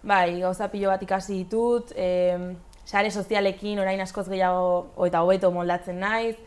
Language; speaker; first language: Basque; non-native, local second language; Spanish